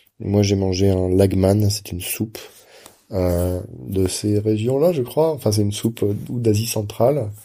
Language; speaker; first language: French; native; French